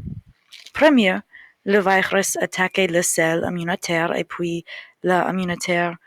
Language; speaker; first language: French; non-native, learner; English